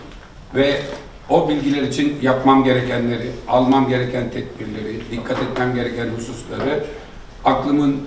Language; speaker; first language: Turkish; native; Turkish